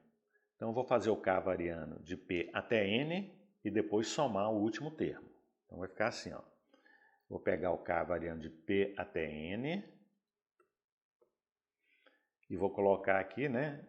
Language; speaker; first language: Portuguese; native; Portuguese